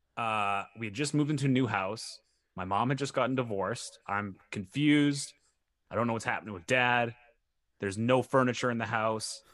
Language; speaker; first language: English; native; English